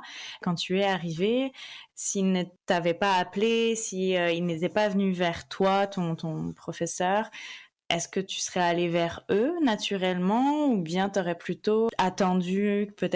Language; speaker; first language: French; native; French